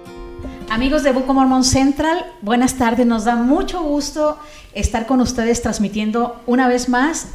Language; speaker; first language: Spanish; native; Spanish